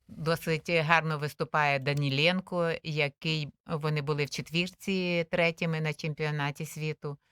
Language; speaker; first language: Ukrainian; native; Ukrainian